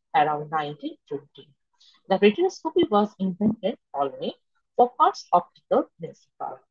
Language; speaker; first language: English; non-native, local second language; Bangla